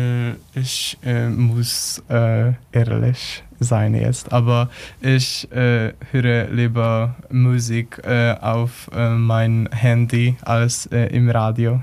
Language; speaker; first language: German; non-native, learner; Polish